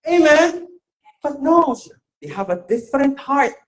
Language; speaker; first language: English; non-native, local second language; Filipino